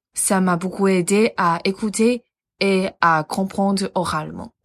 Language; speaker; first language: French; non-native, fluent; Chinese